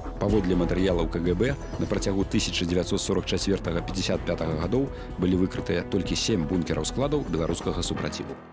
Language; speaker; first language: Belarusian; native; Belarusian